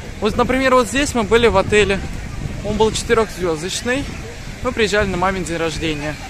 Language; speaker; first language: Russian; early bilingual, heritage; Russian